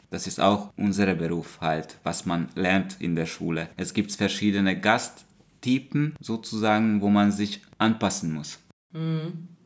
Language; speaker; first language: German; non-native, fluent; Hungarian